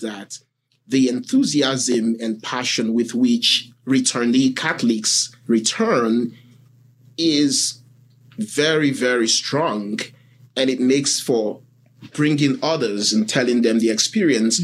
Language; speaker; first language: English; non-native, local second language; Igbo